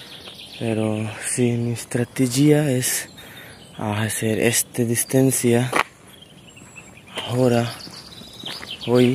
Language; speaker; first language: Spanish; non-native, learner; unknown